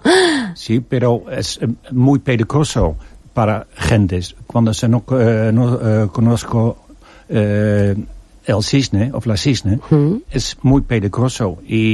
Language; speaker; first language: Spanish; non-native, learner; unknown